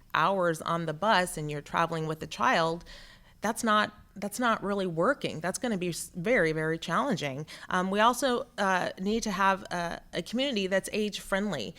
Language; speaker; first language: English; native; English